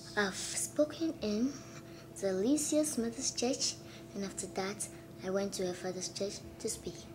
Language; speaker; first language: English; non-native, local second language; Akan